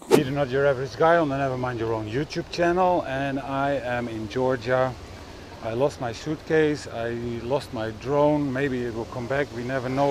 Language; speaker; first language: English; non-native, fluent; Dutch